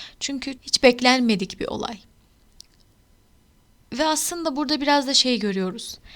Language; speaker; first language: Turkish; native; Turkish